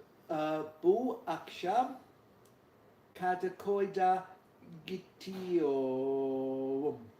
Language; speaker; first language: Turkish; non-native, learner; English